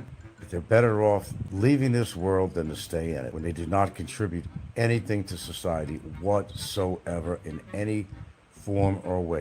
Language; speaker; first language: English; native; English